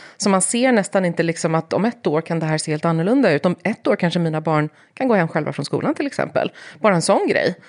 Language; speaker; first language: Swedish; early bilingual, heritage; Swedish